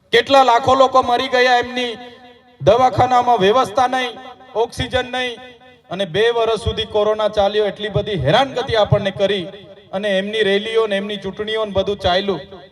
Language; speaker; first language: Gujarati; non-native, local second language; Vasavi